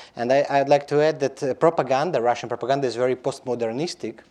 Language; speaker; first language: English; non-native, fluent; Belarusian